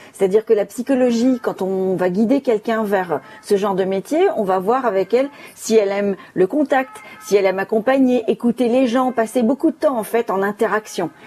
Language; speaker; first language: French; native; French